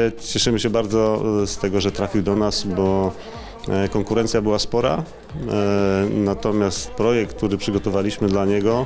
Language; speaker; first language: Polish; native; Polish